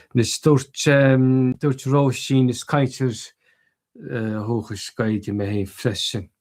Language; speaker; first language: Irish; native; Irish